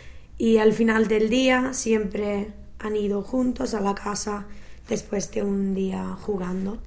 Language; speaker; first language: Spanish; non-native, fluent; English